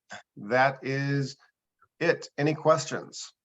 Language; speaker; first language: English; native; English